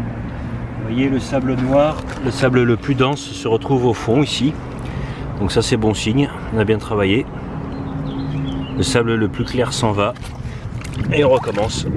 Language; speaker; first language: French; native; French